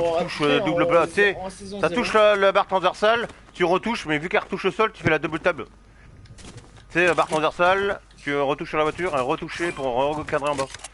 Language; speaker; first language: French; native; French